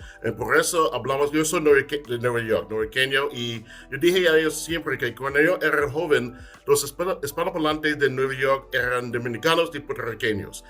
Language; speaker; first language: Spanish; non-native, fluent; English